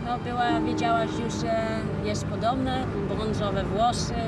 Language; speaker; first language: Polish; non-native, learner; Dutch